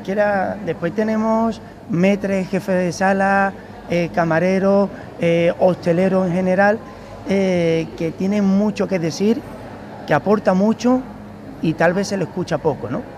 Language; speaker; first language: Spanish; native; Spanish